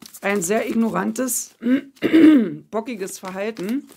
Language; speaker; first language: German; native; German